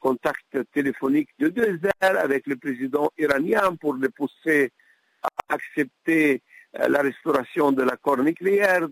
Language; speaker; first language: French; non-native, local second language; Arabic